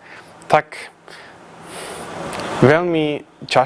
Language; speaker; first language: Slovak; non-native, fluent; Swedish